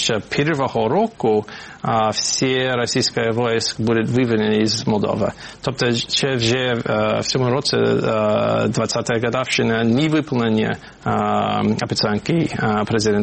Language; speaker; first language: Ukrainian; non-native, fluent; English